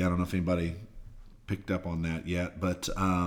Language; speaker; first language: English; native; English